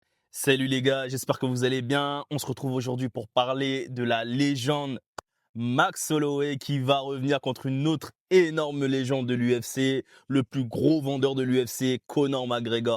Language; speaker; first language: French; native; French